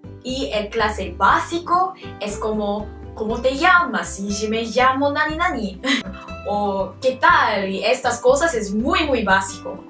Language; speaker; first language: Spanish; non-native, learner; English